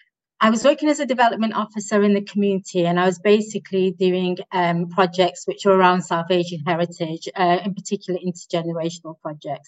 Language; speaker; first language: English; native; English